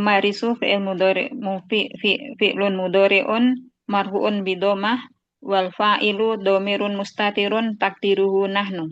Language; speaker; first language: Arabic; non-native, learner; Indonesian